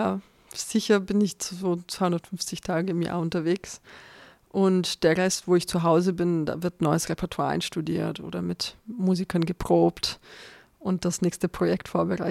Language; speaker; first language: German; native; German